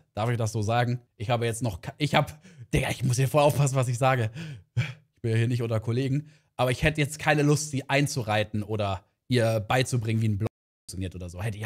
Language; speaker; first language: German; native; German